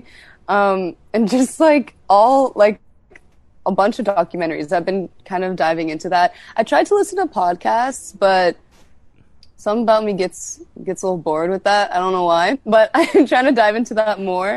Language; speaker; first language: English; native; English